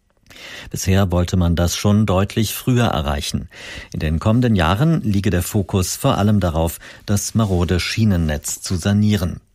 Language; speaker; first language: German; native; German